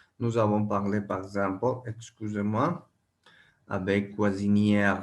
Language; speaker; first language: French; non-native, learner; Spanish